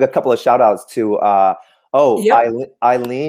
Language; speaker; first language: English; early bilingual, other home language; Cantonese